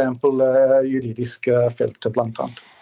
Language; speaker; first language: Norwegian; non-native, fluent; English